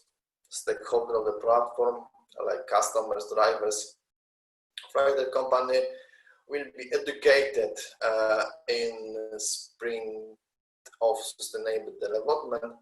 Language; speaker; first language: English; non-native, learner; Polish